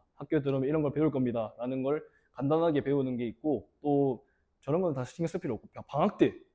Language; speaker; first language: Korean; native; Korean